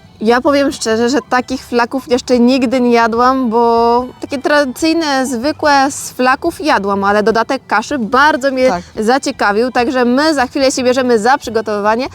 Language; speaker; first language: Polish; native; Polish